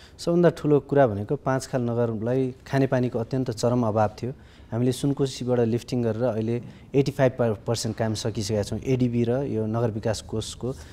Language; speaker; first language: Nepali; native; Nepali